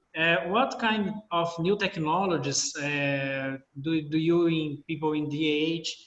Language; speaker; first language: English; non-native, fluent; Portuguese